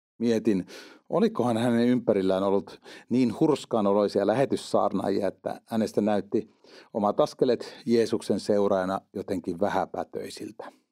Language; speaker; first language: Finnish; native; Finnish